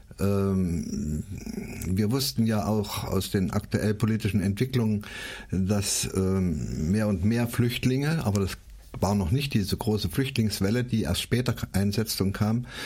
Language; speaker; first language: German; native; German